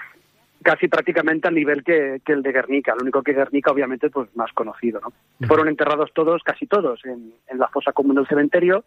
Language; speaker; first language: Spanish; native; Spanish